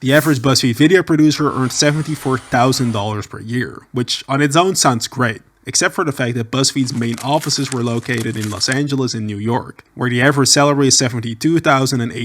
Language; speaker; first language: English; native; English